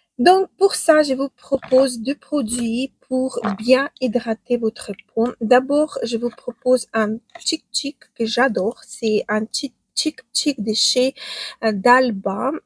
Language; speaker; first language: French; non-native, fluent; Ukrainian